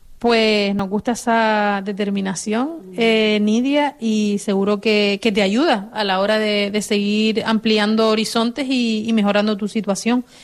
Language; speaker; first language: Spanish; native; Spanish